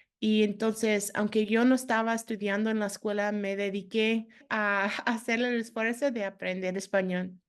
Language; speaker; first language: Spanish; non-native, fluent; English